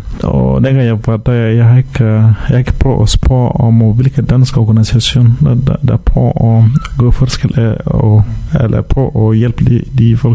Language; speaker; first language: Danish; non-native, fluent; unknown